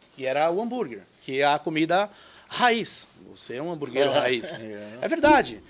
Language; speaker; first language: Portuguese; native; Portuguese